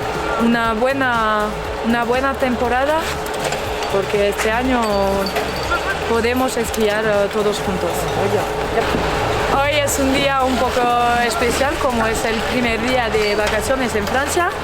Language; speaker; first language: Spanish; non-native, fluent; French